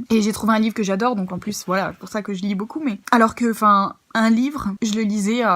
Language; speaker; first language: French; native; French